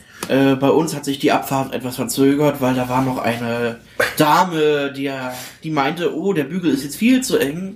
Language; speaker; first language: German; native; German